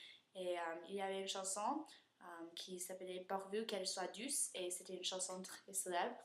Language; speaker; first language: French; non-native, learner; English